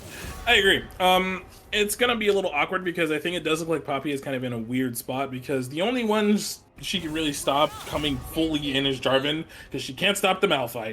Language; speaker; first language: English; native; English